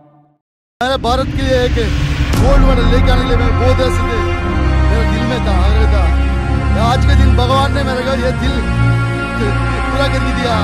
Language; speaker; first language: Hindi; non-native, local second language; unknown